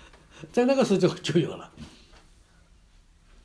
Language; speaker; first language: Chinese; native; Chinese